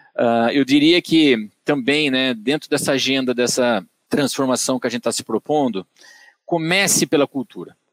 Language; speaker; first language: Portuguese; native; Portuguese